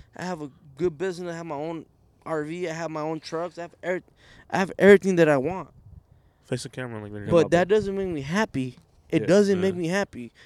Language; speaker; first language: English; early bilingual, other home language; Spanish